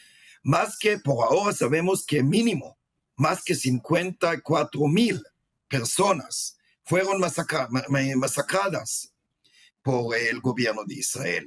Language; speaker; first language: Spanish; non-native, fluent; Hebrew